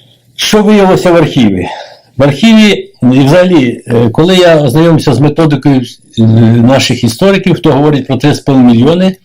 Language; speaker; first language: Ukrainian; native; Ukrainian